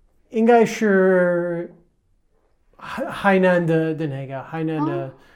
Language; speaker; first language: Chinese; non-native, fluent; English